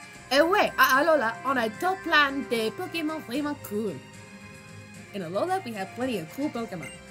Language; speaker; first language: French; non-native, fluent; English